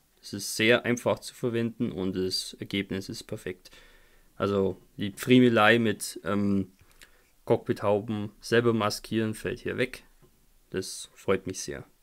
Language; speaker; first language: German; native; German